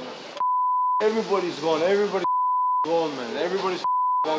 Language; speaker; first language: English; native; English